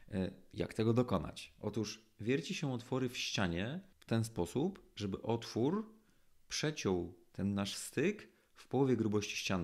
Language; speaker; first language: Polish; native; Polish